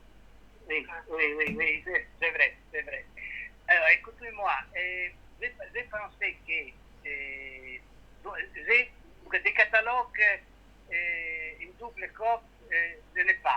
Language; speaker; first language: French; non-native, learner; Italian